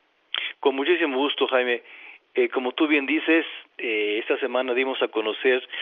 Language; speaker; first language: Spanish; native; Spanish